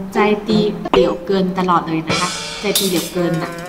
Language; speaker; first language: Thai; non-native, fluent; Chinese